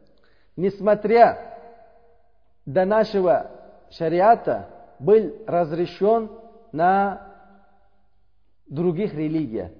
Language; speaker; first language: Russian; non-native, learner; Uzbek